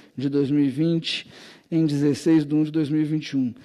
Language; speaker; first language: Portuguese; native; Portuguese